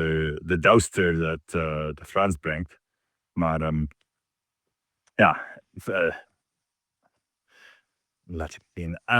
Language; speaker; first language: Dutch; non-native, learner; English